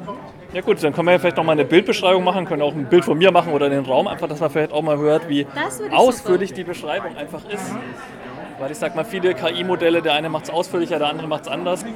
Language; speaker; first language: German; native; German